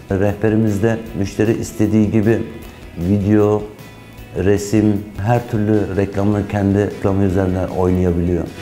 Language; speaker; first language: Turkish; early bilingual, heritage; Turkish